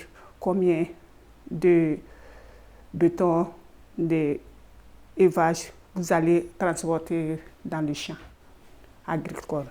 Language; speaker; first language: French; non-native, learner; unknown